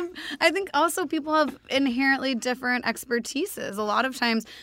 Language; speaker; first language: English; native; English